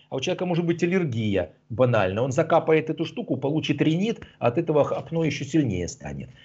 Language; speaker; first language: Russian; native; Russian